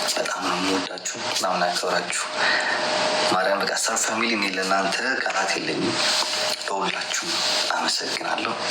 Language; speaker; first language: Amharic; non-native, local second language; Tigrinya